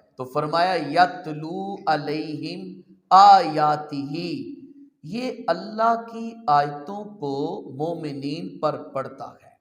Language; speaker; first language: Urdu; non-native, local second language; Punjabi